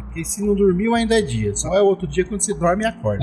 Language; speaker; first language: Portuguese; native; Portuguese